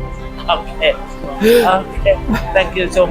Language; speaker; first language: English; non-native, learner; Indonesian